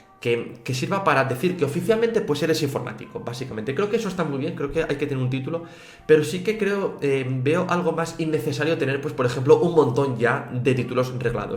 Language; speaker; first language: Spanish; native; Spanish